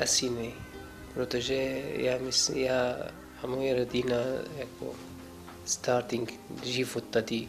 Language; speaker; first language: Czech; non-native, learner; Arabic